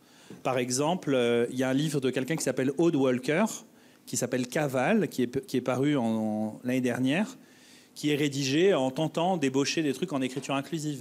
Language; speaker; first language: French; native; French